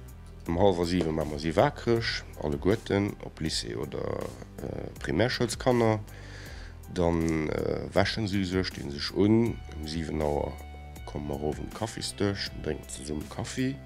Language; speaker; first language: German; non-native, local second language; Luxembourgish